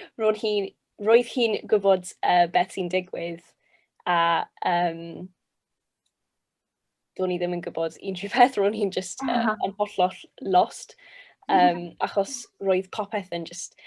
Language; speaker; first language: Welsh; non-native, local second language; English